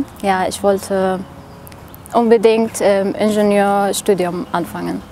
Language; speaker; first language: German; non-native, fluent; Arabic